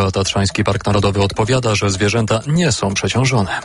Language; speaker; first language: Polish; native; Polish